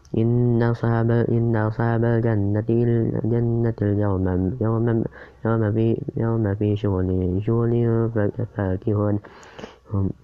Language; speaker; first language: Arabic; non-native, learner; Indonesian